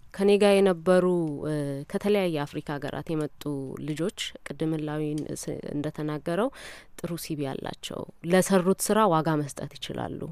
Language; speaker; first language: Amharic; non-native, local second language; Wolaytta